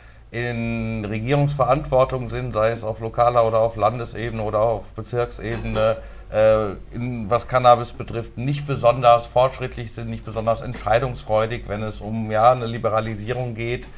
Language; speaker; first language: German; native; German